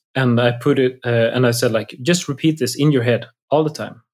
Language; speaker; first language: English; non-native, fluent; Swedish